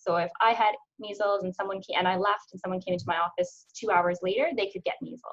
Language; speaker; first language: English; native; English